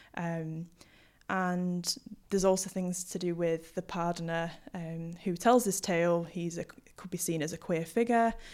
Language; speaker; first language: English; native; English